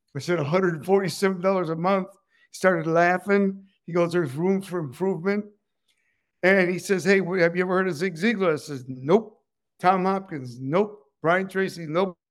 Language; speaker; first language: English; non-native, fluent; Spanish